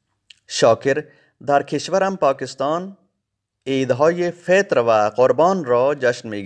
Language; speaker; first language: Persian; non-native, fluent; Urdu